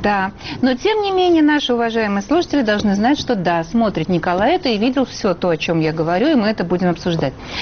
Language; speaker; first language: Russian; native; Russian